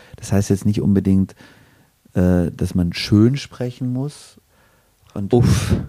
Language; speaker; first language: German; native; German